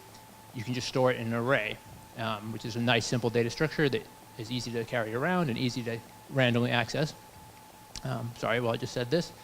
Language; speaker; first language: English; native; English